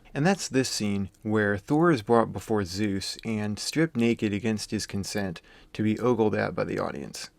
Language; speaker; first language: English; native; English